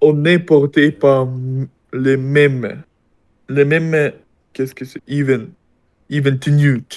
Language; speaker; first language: French; non-native, learner; Russian